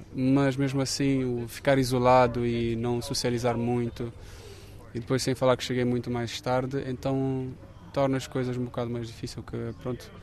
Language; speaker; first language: Portuguese; non-native, local second language; Kabuverdianu